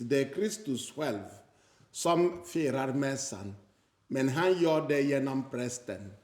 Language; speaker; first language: Swedish; non-native, fluent; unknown